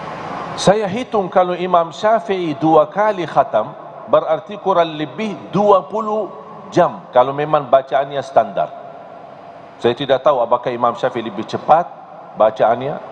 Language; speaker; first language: Indonesian; non-native, fluent; Arabic